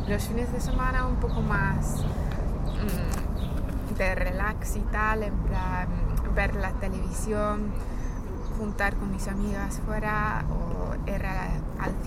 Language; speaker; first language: Spanish; non-native, fluent; English